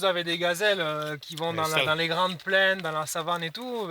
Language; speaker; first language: French; native; French